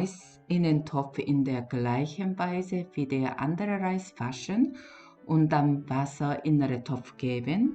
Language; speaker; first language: German; non-native, learner; Korean